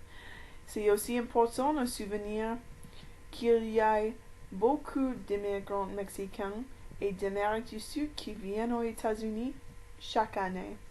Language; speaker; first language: French; non-native, learner; English